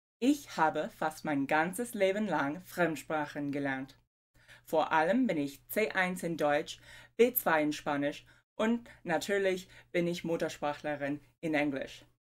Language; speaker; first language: German; non-native, fluent; English